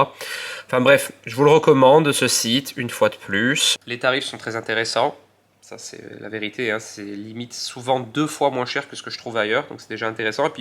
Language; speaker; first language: French; native; French